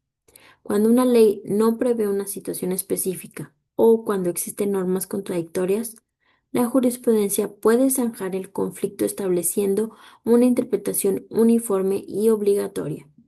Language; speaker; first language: Spanish; native; Spanish